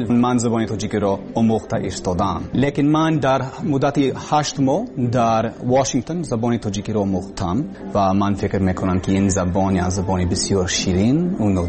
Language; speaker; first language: Persian; non-native, learner; English